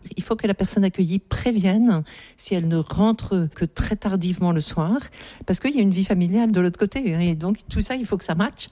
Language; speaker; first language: French; native; French